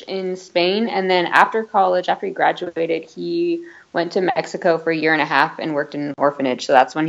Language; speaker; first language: English; native; English